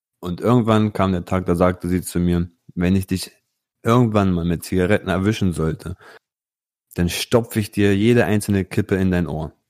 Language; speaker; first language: German; early bilingual, other home language; Italian